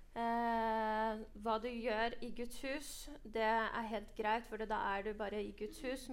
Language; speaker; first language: Norwegian; early bilingual, other home language; Persian